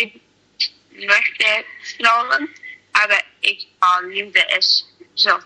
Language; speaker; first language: German; non-native, learner; English